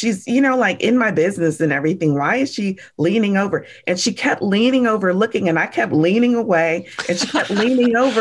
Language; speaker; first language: English; native; English